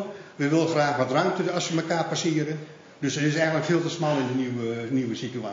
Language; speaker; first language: Dutch; native; Dutch